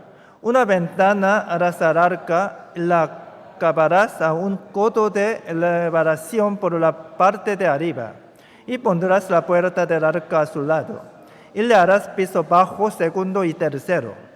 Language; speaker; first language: Spanish; non-native, fluent; Korean